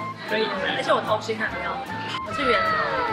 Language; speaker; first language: Chinese; native; Chinese